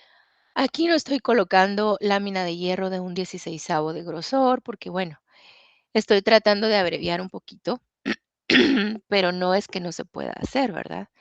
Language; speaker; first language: Spanish; native; Spanish